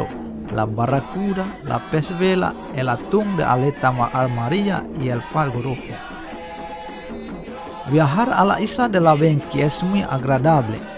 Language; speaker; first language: Spanish; non-native, fluent; Indonesian